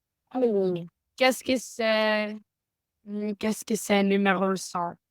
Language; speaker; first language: French; non-native, learner; Spanish